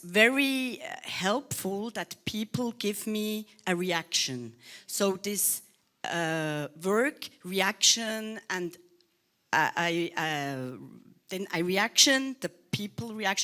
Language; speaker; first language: English; non-native, learner; Swiss German